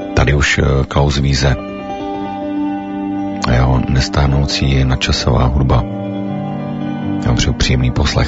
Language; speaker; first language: Czech; native; Czech